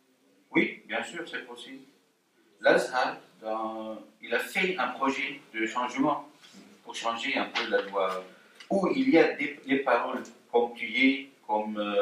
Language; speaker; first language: French; non-native, fluent; Arabic